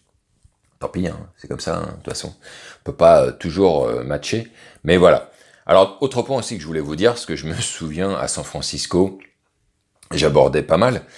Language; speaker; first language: French; native; French